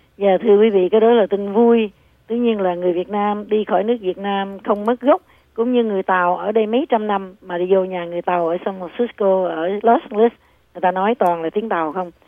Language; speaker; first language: Vietnamese; native; Vietnamese